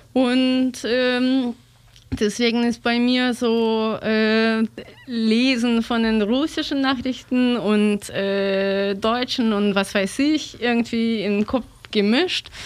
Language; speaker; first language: German; non-native, learner; Russian